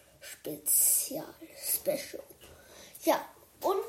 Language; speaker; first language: German; early bilingual, other home language; Chinese